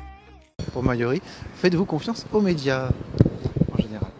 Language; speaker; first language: French; native; French